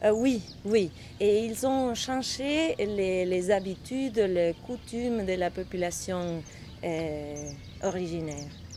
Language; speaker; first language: French; non-native, fluent; Spanish